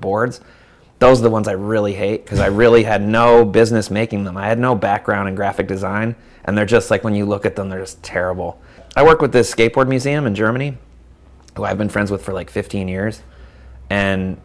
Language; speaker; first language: English; native; English